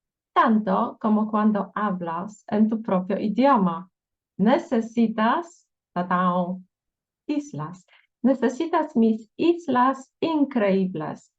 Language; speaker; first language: Spanish; non-native, fluent; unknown